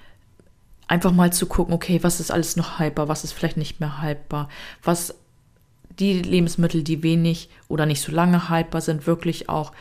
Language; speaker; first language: German; native; German